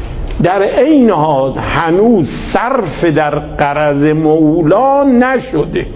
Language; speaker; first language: Persian; native; Persian